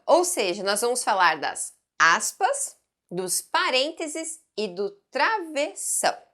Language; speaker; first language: Portuguese; native; Portuguese